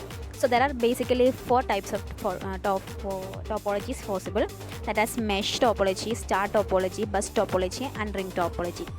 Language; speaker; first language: English; non-native, local second language; Malayalam